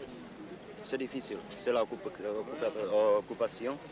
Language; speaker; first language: French; non-native, learner; Czech